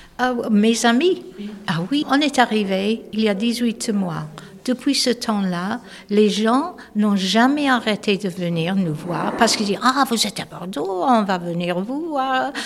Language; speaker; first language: French; non-native, fluent; English